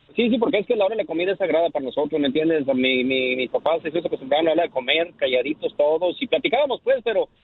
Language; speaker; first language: Spanish; native; Spanish